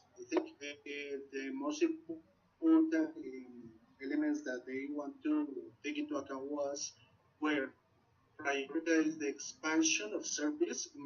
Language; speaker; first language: English; non-native, learner; Spanish